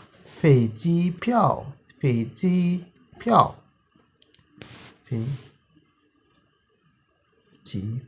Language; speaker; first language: Chinese; non-native, fluent; Tajik